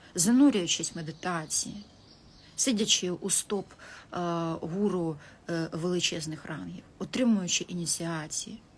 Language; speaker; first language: Ukrainian; non-native, local second language; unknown